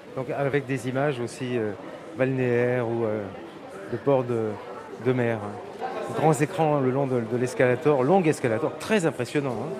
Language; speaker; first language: French; native; French